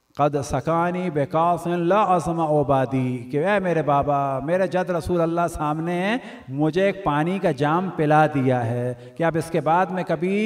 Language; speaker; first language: Urdu; native; Urdu